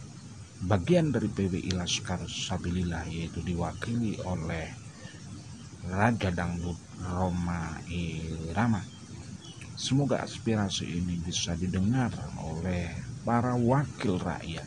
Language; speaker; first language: Indonesian; native; Indonesian